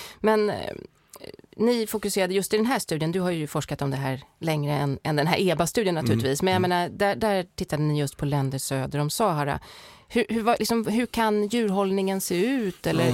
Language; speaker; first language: Swedish; native; Swedish